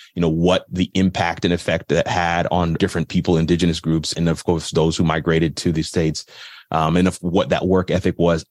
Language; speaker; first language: English; native; English